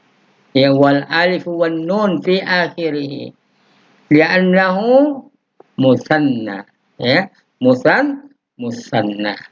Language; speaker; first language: Arabic; non-native, fluent; Indonesian